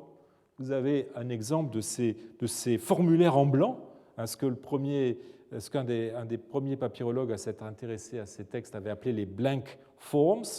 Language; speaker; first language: French; native; French